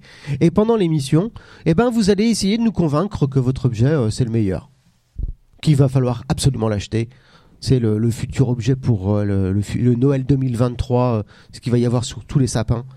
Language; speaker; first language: French; native; French